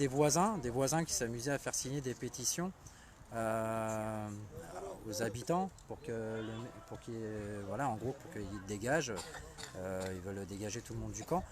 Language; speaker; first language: French; native; French